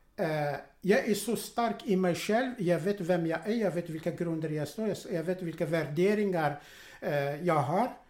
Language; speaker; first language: Swedish; non-native, fluent; Arabic